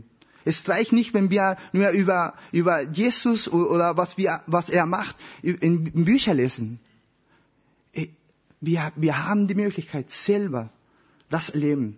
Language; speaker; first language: German; non-native, learner; Spanish